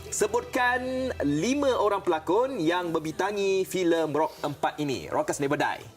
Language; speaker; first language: Malay; native; Malay